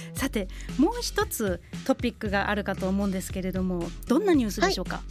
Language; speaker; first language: Japanese; non-native, fluent; German